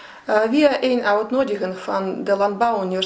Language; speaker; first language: Dutch; non-native, fluent; Russian